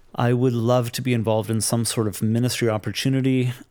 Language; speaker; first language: English; native; English